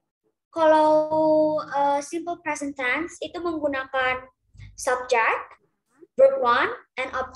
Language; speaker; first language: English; non-native, learner; Indonesian